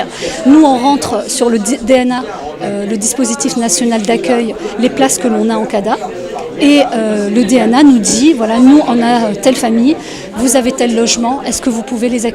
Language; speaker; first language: French; native; French